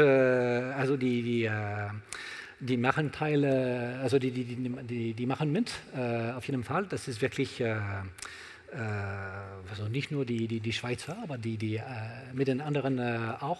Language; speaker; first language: German; non-native, learner; French